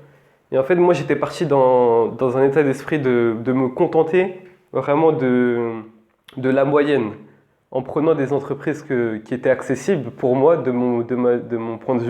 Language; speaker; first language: French; native; French